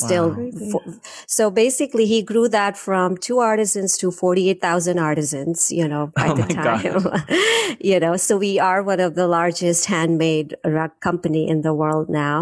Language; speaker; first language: English; non-native, local second language; Hindi